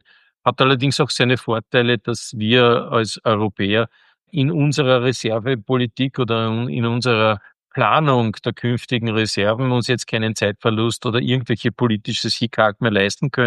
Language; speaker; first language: German; native; German